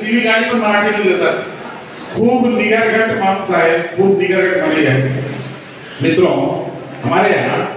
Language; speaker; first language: Hindi; native; Hindi